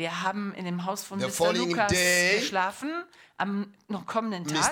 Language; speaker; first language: German; non-native, learner; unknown